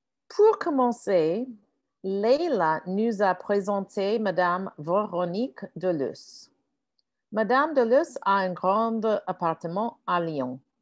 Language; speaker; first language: French; non-native, fluent; English